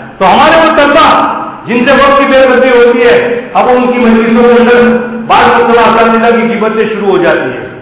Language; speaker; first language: Urdu; non-native, local second language; Gujarati